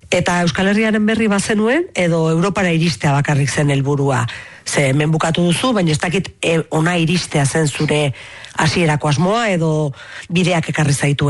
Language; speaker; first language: Basque; native; Basque